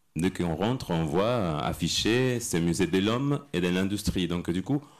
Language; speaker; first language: French; non-native, fluent; Spanish